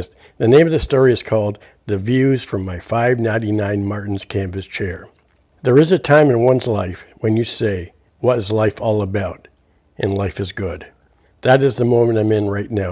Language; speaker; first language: English; native; English